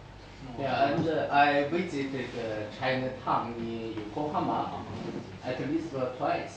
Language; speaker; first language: English; non-native, fluent; Chinese